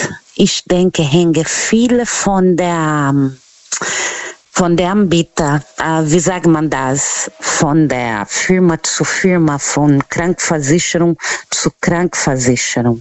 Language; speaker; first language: German; non-native, fluent; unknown